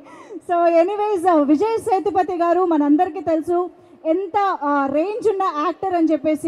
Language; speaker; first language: Telugu; native; Telugu